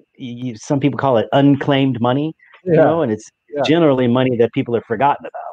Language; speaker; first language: English; native; English